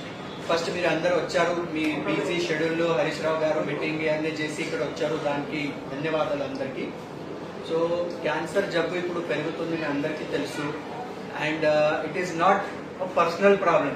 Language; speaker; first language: Telugu; non-native, fluent; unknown